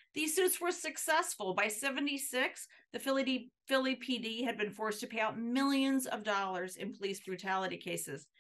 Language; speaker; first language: English; native; English